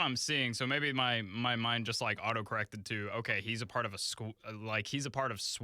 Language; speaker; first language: English; native; English